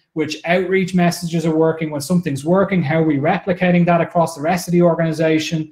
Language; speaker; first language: English; native; English